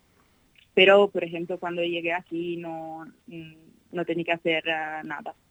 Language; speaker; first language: Spanish; non-native, fluent; Italian